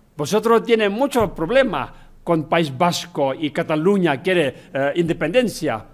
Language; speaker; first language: Spanish; non-native, learner; Chinese